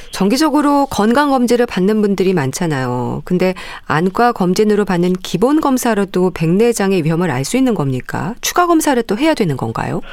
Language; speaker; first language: Korean; native; Korean